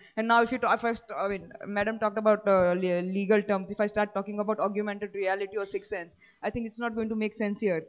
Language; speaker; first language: English; non-native, local second language; Gujarati